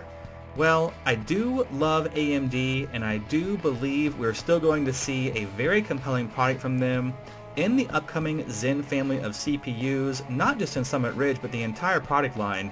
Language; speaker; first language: English; native; English